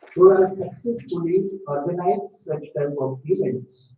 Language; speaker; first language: English; non-native, local second language; Marathi